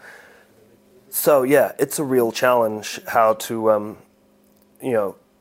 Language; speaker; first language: English; native; English